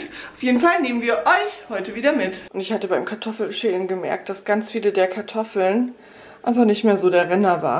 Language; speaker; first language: German; native; German